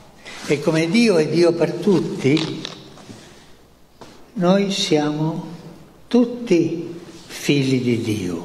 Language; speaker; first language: Italian; non-native, fluent; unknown